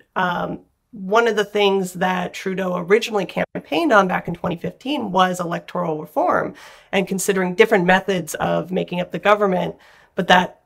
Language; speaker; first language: English; native; English